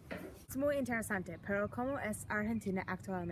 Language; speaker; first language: Spanish; non-native, learner; English